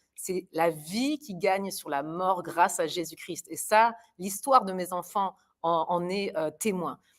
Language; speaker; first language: French; early bilingual, other home language; German